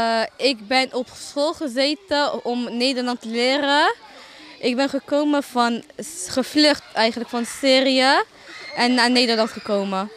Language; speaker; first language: Dutch; non-native, learner; Arabic